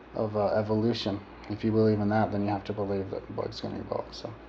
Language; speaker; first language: English; native; English